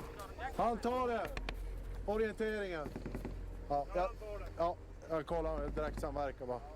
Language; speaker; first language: Swedish; native; Swedish